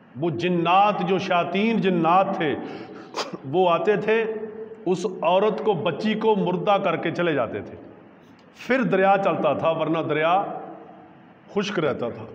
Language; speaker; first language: Urdu; non-native, local second language; Punjabi